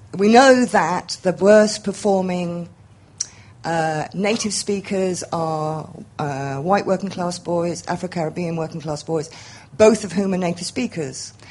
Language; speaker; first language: English; native; English